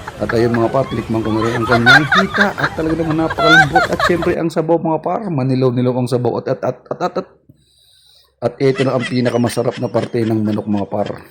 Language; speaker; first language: Filipino; non-native, local second language; Iloko